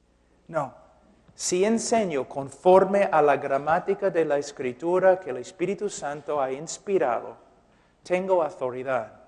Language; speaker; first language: Spanish; non-native, fluent; English